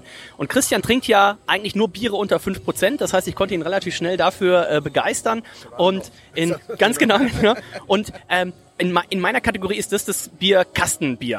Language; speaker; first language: German; native; German